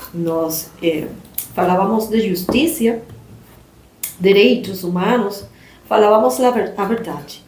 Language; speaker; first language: Portuguese; non-native, learner; Spanish